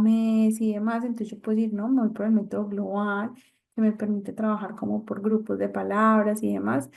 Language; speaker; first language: Spanish; native; Spanish